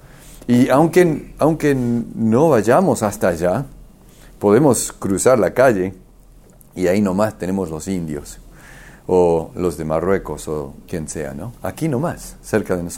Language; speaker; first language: Spanish; early bilingual, other home language; English